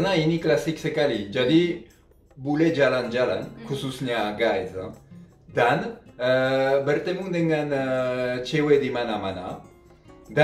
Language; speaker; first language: Indonesian; non-native, fluent; French